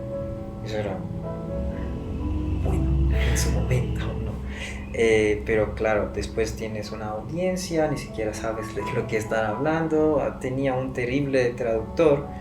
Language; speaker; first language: Spanish; non-native, fluent; Persian